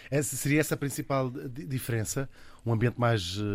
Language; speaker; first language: Portuguese; native; Portuguese